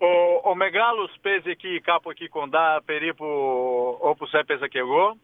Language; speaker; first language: Greek; non-native, fluent; Portuguese